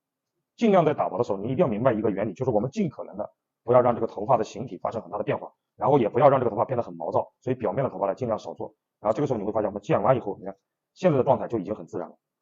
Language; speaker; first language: Chinese; native; Chinese